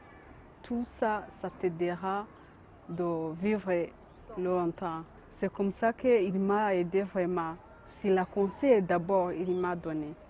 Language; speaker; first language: French; non-native, local second language; Kinyarwanda